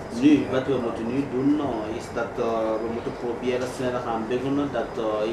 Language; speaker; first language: Dutch; non-native, learner; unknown